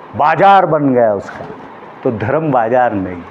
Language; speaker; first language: Hindi; non-native, local second language; Marathi